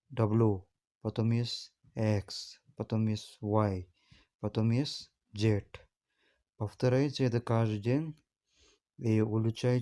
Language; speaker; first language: Russian; non-native, learner; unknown